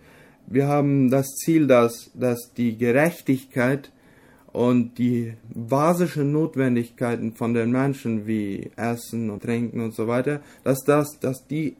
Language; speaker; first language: German; non-native, local second language; Low German